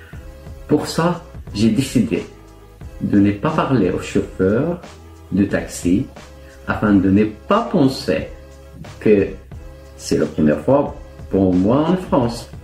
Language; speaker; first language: French; non-native, fluent; Arabic